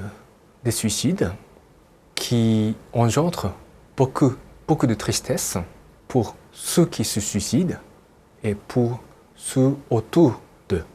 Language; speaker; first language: French; non-native, fluent; Japanese